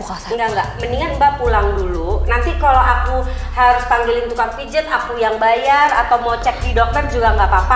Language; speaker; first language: Indonesian; native; Indonesian